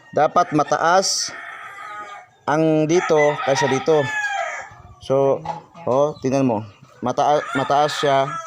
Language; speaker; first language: Filipino; non-native, local second language; Cebuano